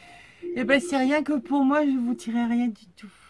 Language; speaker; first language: French; native; French